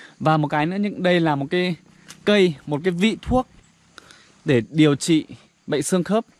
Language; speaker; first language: Vietnamese; non-native, local second language; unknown